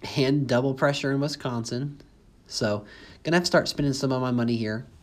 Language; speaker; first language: English; native; English